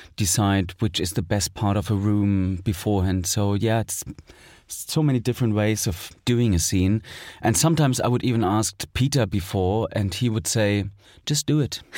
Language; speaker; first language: English; non-native, fluent; German